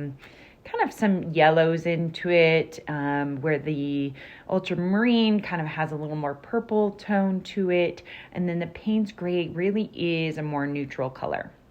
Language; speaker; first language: English; native; English